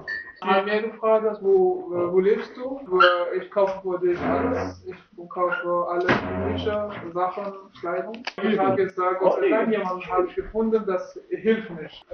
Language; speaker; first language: German; non-native, learner; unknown